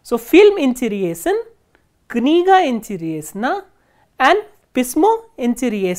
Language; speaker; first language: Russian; non-native, fluent; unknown